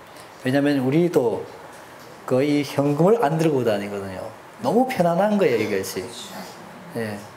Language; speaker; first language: Korean; early bilingual, heritage; Korean